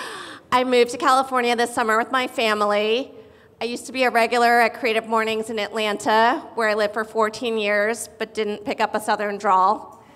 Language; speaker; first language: English; native; English